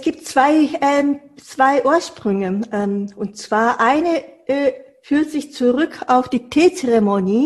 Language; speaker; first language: German; non-native, fluent; Japanese